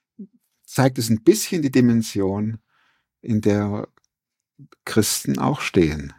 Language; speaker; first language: German; native; German